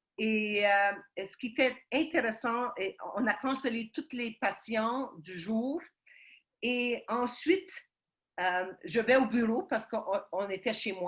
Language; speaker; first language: French; early bilingual, heritage; Ukrainian